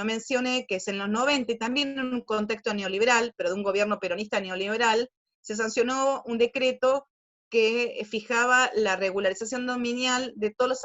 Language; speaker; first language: Spanish; native; Spanish